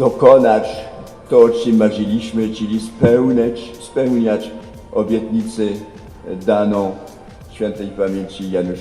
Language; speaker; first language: Polish; non-native, fluent; French